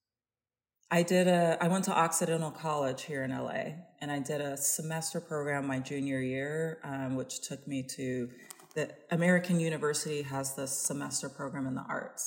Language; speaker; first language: English; native; English